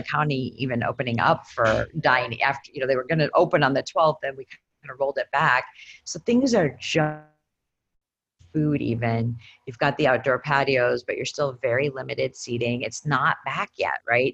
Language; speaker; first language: English; native; English